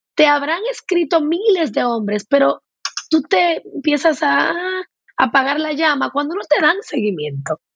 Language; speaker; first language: Spanish; native; Spanish